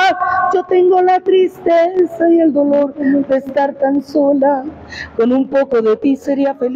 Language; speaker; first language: Spanish; native; Spanish